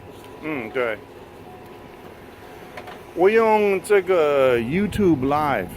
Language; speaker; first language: Chinese; non-native, learner; English